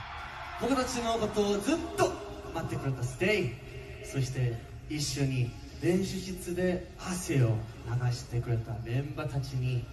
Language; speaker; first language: Japanese; non-native, learner; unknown